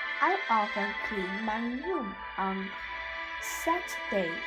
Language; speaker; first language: English; non-native, fluent; Chinese